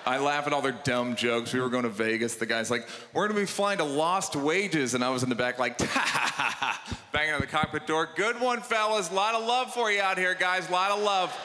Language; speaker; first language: English; native; English